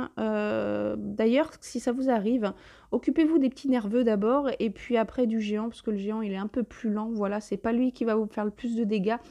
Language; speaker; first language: French; native; French